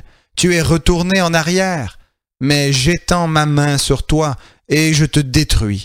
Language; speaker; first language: French; native; French